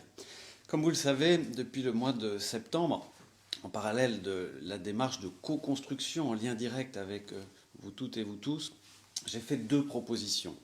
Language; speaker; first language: French; native; French